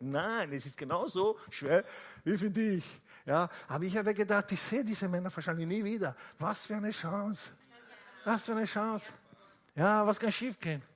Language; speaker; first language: German; non-native, fluent; Italian